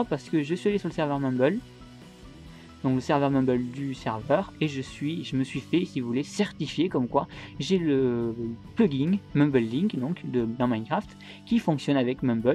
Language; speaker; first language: French; native; French